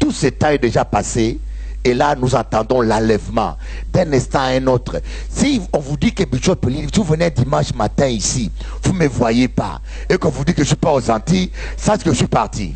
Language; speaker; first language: French; non-native, local second language; Lingala